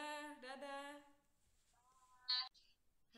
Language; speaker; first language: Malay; non-native, fluent; French